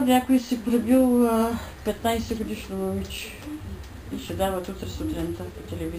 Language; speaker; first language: Bulgarian; native; Bulgarian